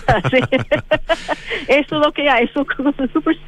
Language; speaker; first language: Spanish; non-native, fluent; English